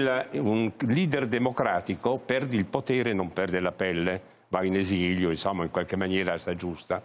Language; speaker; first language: Italian; native; Italian